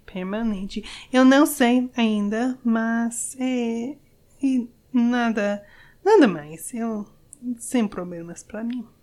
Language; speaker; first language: Portuguese; non-native, learner; English